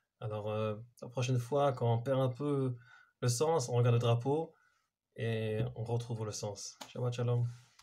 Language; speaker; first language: French; non-native, fluent; Hebrew